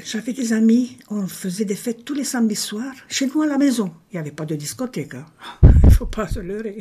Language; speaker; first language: French; non-native, fluent; Romanian